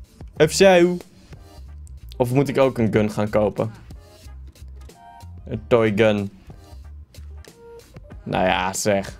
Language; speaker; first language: Dutch; native; Dutch